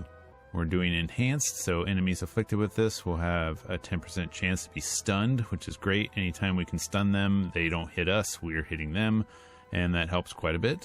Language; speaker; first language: English; native; English